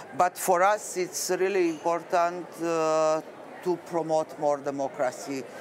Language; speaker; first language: English; non-native, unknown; Romanian